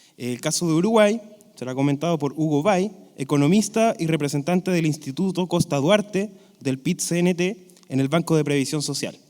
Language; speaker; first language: Spanish; native; Spanish